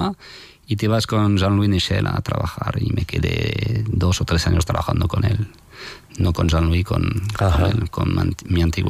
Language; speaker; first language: Spanish; non-native, fluent; French